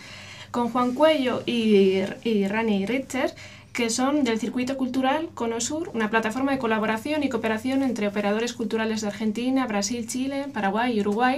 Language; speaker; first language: Spanish; native; Spanish